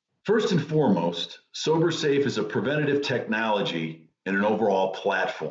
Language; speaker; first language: English; native; English